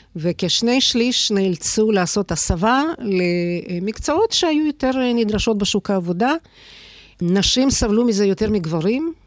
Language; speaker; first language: Hebrew; non-native, fluent; Russian